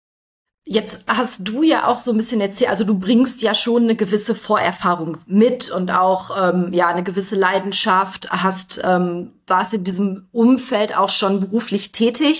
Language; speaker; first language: German; native; German